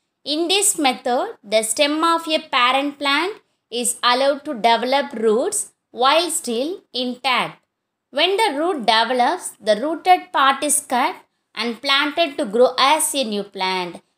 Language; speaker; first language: English; non-native, local second language; Tamil